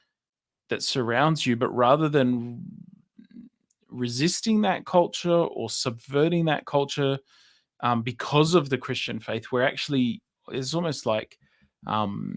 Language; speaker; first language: English; native; English